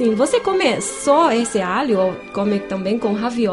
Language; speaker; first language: Portuguese; non-native, fluent; Chinese